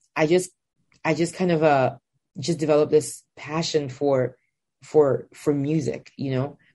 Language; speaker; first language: English; non-native, local second language; Igbo